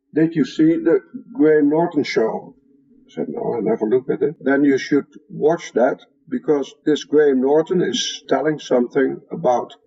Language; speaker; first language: English; non-native, fluent; Dutch